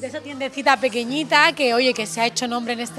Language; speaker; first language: Spanish; native; Spanish